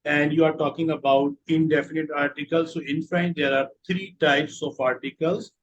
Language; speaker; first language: English; non-native, local second language; Urdu